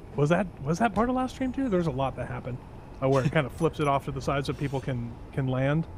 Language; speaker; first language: English; native; English